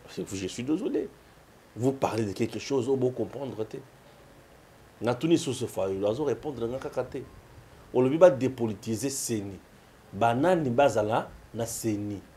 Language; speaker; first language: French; non-native, local second language; Lingala